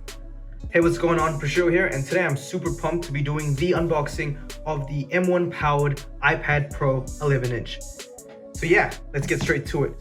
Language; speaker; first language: English; native; English